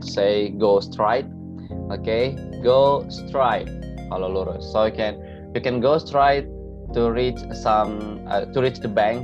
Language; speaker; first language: English; non-native, fluent; Indonesian